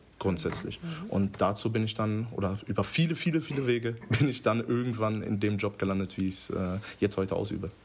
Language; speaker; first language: German; native; German